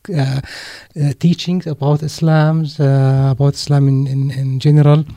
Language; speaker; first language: English; non-native, fluent; Arabic